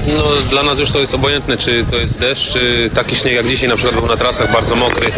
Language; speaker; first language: Polish; native; Polish